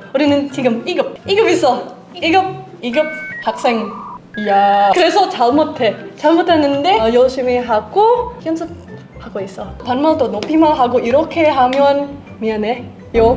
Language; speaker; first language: Korean; non-native, learner; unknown